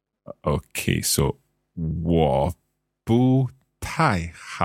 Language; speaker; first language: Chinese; non-native, learner; English